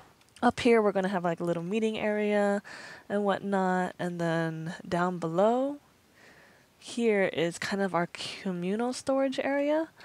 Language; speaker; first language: English; native; English